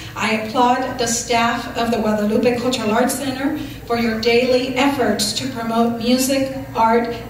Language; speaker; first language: English; early bilingual, other home language; Spanish